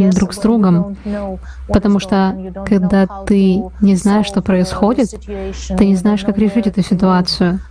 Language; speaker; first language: Russian; non-native, fluent; Hindi